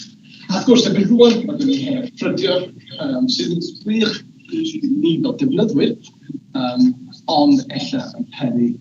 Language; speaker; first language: Welsh; native; Welsh